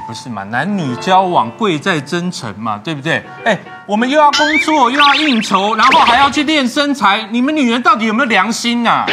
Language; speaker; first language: Chinese; native; Chinese